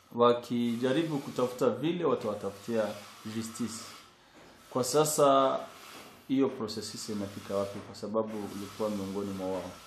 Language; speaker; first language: Swahili; non-native, local second language; Kinyarwanda